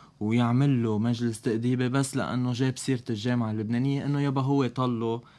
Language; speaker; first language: Arabic; native; Arabic